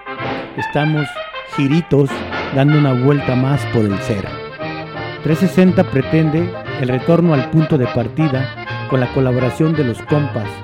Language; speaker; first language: Spanish; native; Spanish